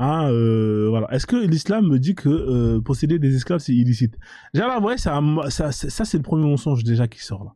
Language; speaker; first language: French; native; French